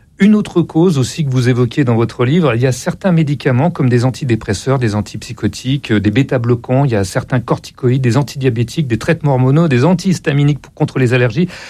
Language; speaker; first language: French; native; French